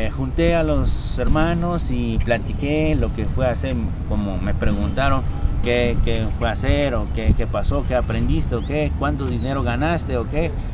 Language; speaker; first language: Spanish; non-native, local second language; Tzotzil